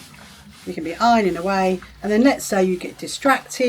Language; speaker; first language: English; native; English